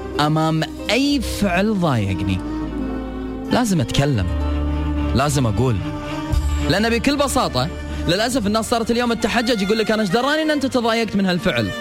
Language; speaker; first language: Arabic; native; Arabic